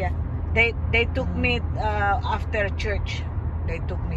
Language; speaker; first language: English; non-native, fluent; Filipino